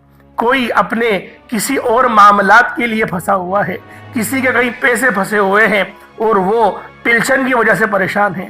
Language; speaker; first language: Urdu; native; Urdu